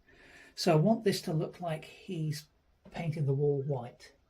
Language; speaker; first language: English; native; English